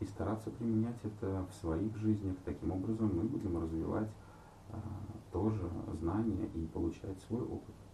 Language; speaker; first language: Russian; native; Russian